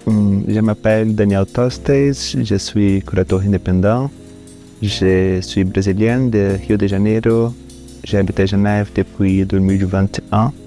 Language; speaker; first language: French; non-native, fluent; Portuguese